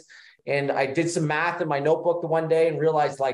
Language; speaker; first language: English; native; English